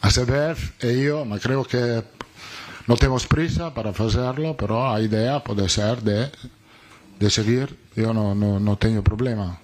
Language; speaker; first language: Spanish; non-native, fluent; Italian